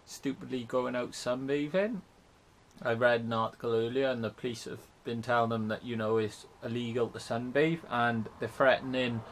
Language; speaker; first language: English; native; English